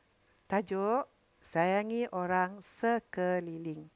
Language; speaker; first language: Malay; native; Malay